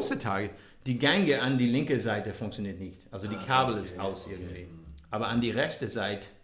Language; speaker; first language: German; non-native, learner; English